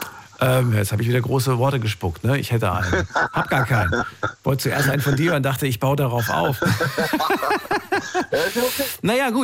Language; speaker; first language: German; native; German